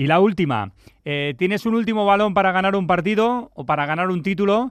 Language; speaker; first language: Spanish; native; Spanish